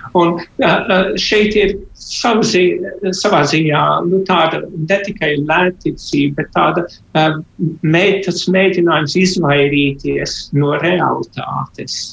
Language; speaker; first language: Latvian; early bilingual, heritage; Latvian